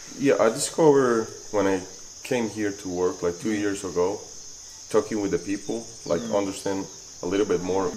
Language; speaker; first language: English; non-native, fluent; Spanish